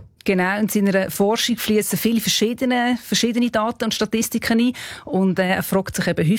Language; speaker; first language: German; native; German